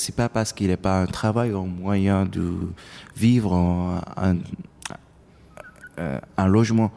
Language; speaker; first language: French; non-native, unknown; Arabic